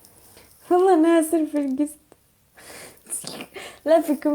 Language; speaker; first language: Arabic; non-native, learner; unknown